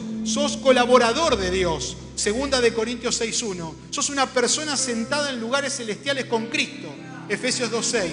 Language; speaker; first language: Spanish; native; Spanish